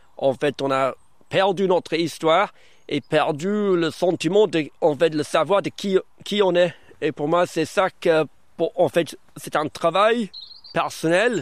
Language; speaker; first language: French; non-native, fluent; German